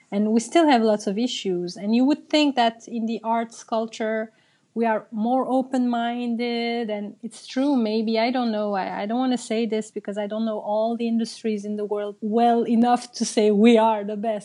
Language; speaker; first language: English; non-native, fluent; Turkish